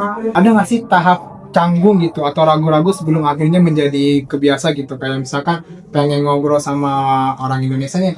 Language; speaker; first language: Indonesian; native; Indonesian